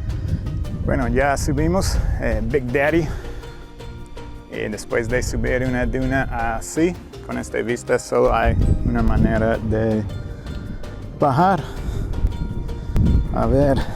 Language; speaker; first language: Spanish; non-native, fluent; English